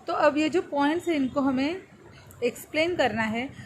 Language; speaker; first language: Hindi; non-native, local second language; Marathi